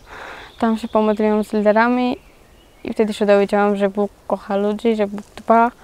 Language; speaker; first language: Polish; early bilingual, other home language; Georgian